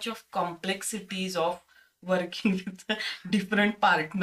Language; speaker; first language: English; non-native, local second language; Marathi